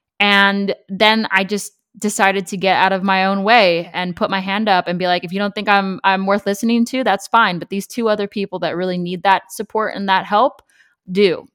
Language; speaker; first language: English; native; English